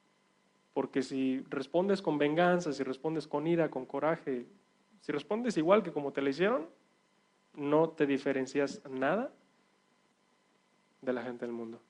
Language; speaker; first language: Spanish; native; Spanish